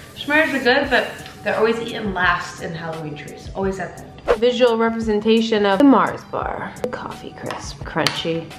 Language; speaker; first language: English; native; English